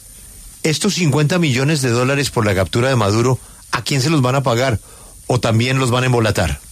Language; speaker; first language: Spanish; native; Spanish